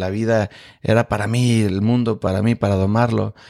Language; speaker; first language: Spanish; early bilingual, heritage; Spanish